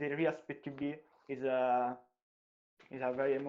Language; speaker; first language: English; non-native, learner; Italian